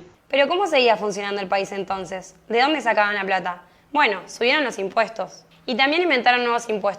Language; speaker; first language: Spanish; native; Spanish